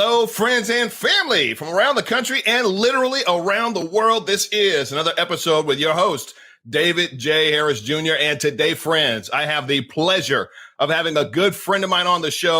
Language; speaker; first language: English; native; English